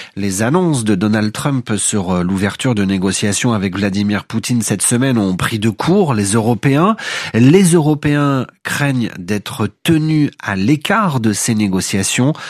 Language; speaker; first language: French; native; French